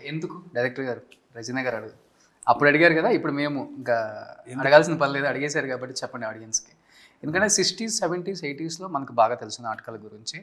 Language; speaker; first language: Telugu; native; Telugu